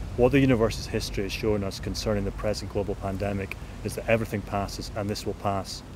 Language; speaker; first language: English; native; English